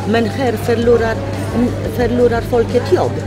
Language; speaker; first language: Swedish; non-native, fluent; Polish